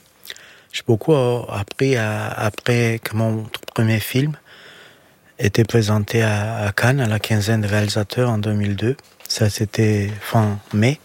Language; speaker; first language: French; non-native, fluent; Romanian